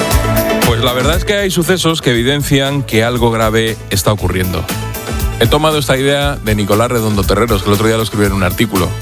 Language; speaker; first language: Spanish; native; Spanish